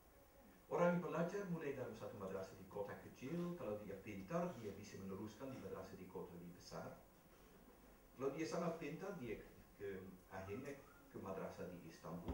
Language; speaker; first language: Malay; non-native, fluent; Dutch